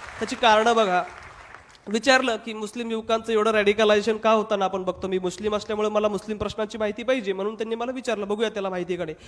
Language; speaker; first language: Marathi; non-native, local second language; Hindi